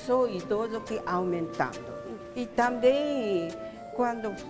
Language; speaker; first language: Portuguese; non-native, learner; Japanese